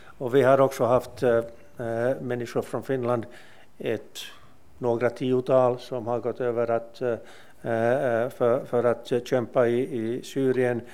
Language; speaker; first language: Swedish; non-native, local second language; Finnish